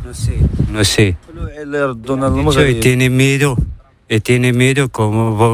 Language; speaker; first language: Spanish; non-native, learner; Arabic